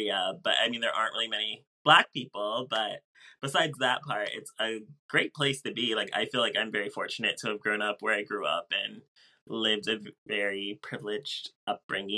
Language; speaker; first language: English; native; English